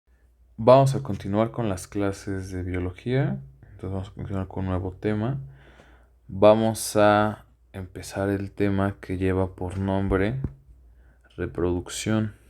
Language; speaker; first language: Spanish; native; Spanish